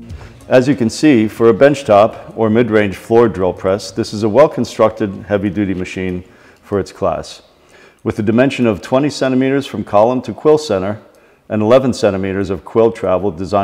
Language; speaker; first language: English; native; English